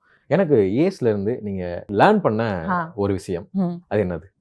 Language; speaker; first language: Tamil; native; Tamil